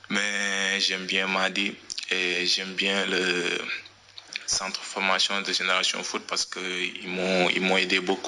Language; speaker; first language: French; non-native, local second language; Wolof